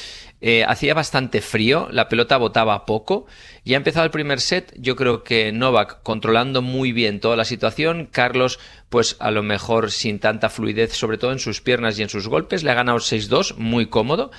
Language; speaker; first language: Spanish; native; Spanish